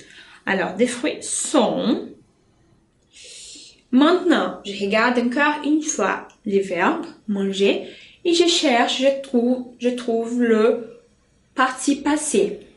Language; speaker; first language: French; non-native, fluent; Portuguese